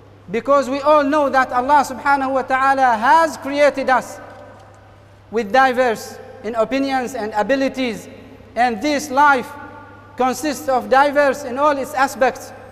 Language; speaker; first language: English; non-native, fluent; Arabic